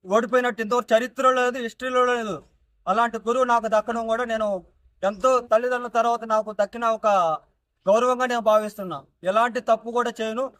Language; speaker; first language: Telugu; native; Telugu